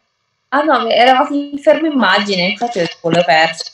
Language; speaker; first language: Italian; native; Italian